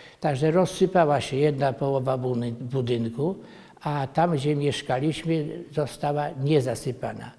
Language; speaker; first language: Polish; native; Polish